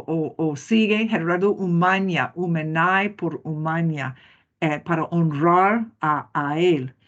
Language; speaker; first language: Spanish; non-native, fluent; English